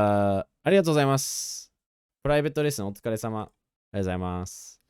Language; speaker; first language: Japanese; non-native, fluent; English